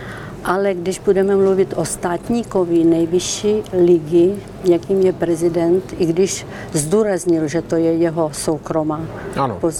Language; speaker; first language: Czech; non-native, fluent; Ukrainian